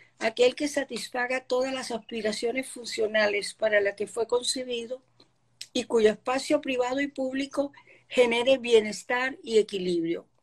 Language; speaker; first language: Spanish; early bilingual, other home language; Polish